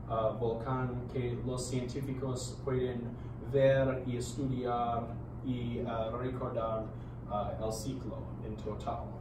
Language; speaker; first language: Spanish; non-native, learner; English